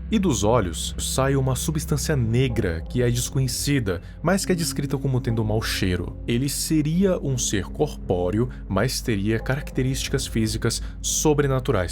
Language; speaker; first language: Portuguese; native; Portuguese